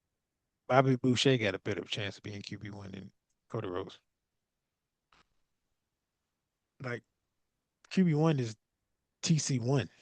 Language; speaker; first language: English; native; English